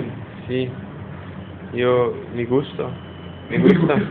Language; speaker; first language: Spanish; non-native, learner; Danish